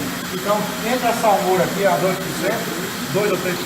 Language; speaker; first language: Portuguese; native; Portuguese